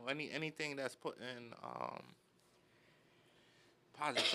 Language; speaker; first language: English; native; English